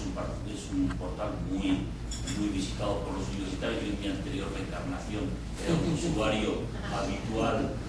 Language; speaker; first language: Spanish; native; Spanish